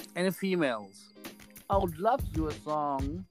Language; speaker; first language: English; non-native, local second language; Shona